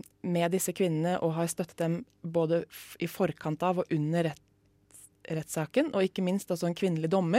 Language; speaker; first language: Norwegian; native; Norwegian